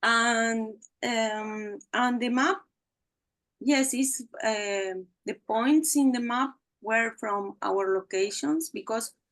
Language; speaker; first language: English; non-native, learner; Spanish